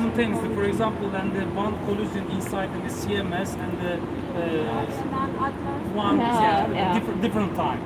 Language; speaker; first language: English; non-native, fluent; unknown